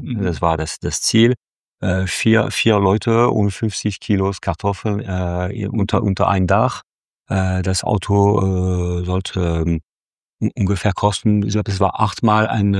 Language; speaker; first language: German; non-native, fluent; French